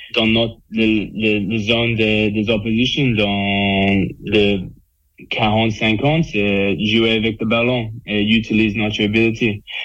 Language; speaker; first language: French; non-native, learner; English